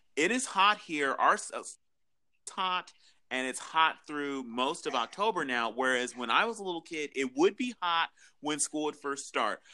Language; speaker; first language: English; native; English